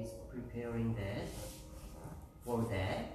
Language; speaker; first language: English; non-native, learner; Korean